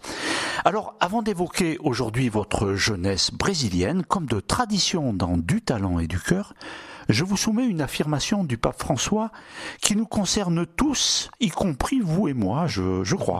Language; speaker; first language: French; native; French